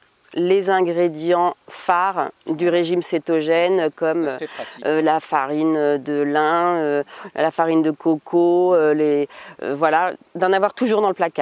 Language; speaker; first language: French; native; French